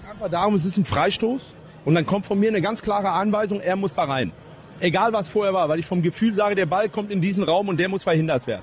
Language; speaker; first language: German; native; German